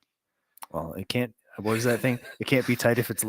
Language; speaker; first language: English; native; English